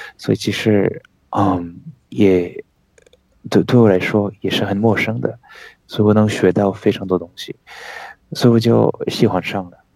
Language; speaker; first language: Chinese; non-native, fluent; French